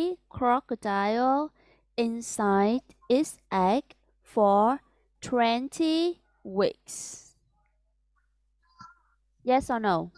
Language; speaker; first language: English; non-native, fluent; Vietnamese